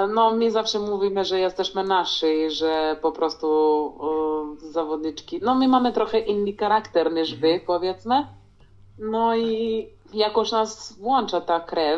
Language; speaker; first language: Polish; non-native, fluent; Serbian